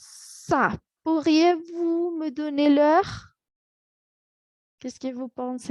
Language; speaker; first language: French; non-native, fluent; Spanish